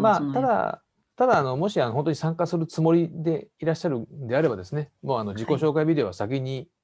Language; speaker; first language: Japanese; native; Japanese